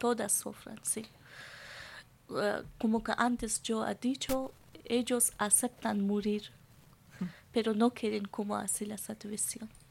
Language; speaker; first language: Spanish; non-native, learner; Persian